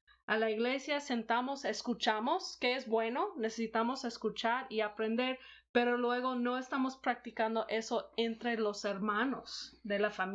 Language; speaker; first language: Spanish; non-native, fluent; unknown